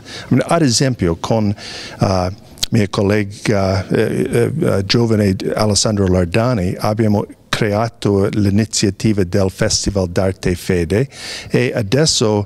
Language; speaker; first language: Italian; non-native, fluent; English